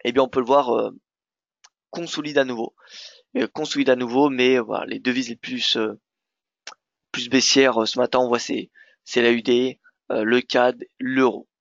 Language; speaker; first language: French; native; French